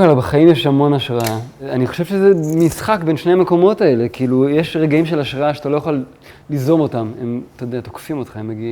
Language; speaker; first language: Hebrew; native; Hebrew